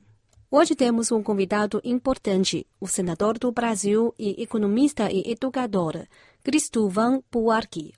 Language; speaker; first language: Portuguese; non-native, fluent; Chinese